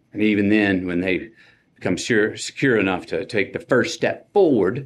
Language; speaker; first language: English; native; English